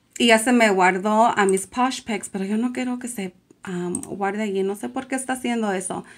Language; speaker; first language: Spanish; early bilingual, heritage; Spanish